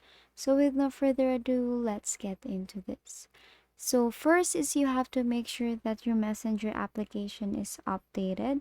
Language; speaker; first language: English; non-native, local second language; Filipino